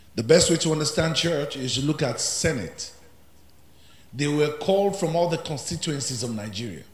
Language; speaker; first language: English; non-native, local second language; Yoruba